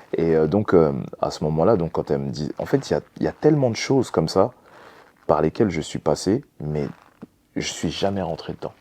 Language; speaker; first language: French; early bilingual, other home language; Lingala